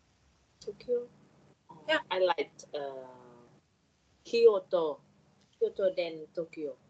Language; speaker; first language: English; non-native, learner; Thai